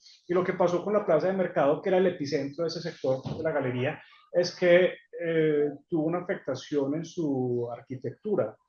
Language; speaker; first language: Spanish; native; Spanish